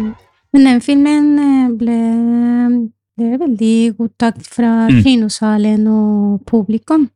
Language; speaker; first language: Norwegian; non-native, fluent; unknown